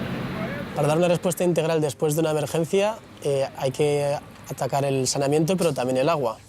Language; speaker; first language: Spanish; native; Spanish